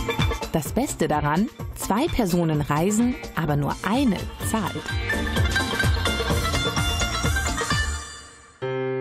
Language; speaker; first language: German; native; German